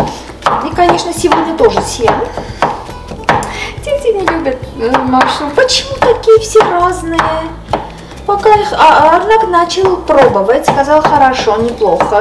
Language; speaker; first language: Russian; non-native, local second language; Armenian